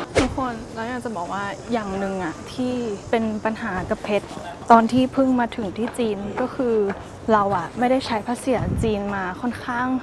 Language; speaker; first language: Thai; native; Thai